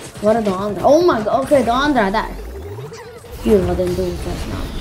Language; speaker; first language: Swedish; early bilingual, other home language; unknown